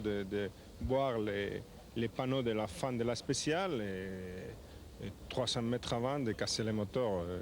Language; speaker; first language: French; non-native, learner; Spanish